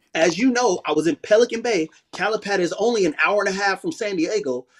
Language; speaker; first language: English; native; English